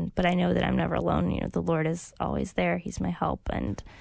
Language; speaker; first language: English; early bilingual, other home language; French